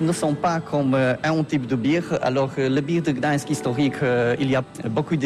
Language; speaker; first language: French; non-native, learner; Polish